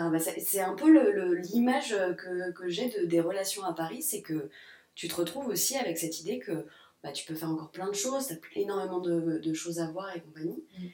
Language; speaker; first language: French; native; French